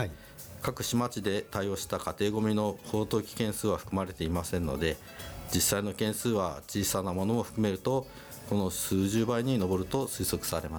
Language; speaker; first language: Japanese; native; Japanese